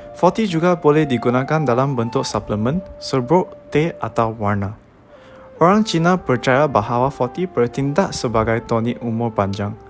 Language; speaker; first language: Malay; non-native, local second language; Tamil